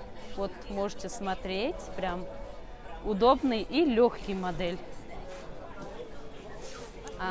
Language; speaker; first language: Russian; non-native, learner; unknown